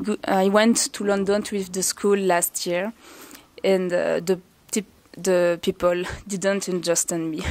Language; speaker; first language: English; non-native, learner; French